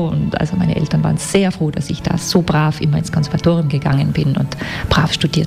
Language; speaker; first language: German; native; German